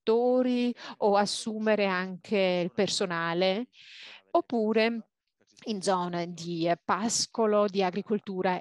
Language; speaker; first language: Italian; native; Italian